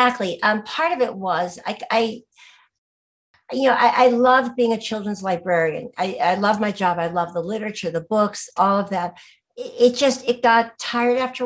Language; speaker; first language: English; native; English